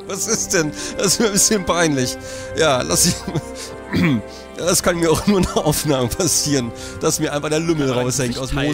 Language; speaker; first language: German; native; German